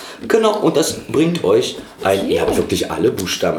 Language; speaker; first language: German; native; German